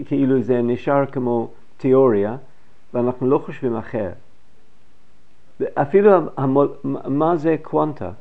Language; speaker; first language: Hebrew; non-native, fluent; English